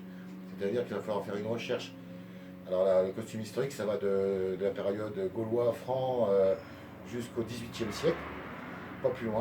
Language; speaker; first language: French; native; French